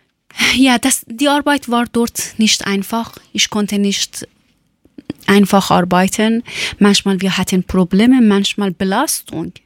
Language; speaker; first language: German; non-native, learner; Persian